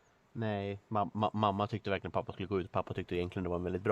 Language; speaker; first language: Swedish; non-native, fluent; English